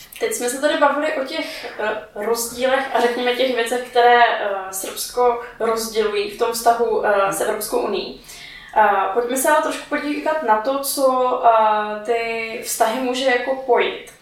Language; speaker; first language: Czech; native; Czech